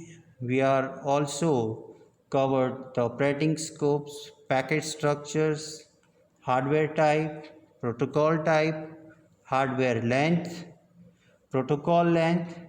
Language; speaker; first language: English; non-native, local second language; Gujarati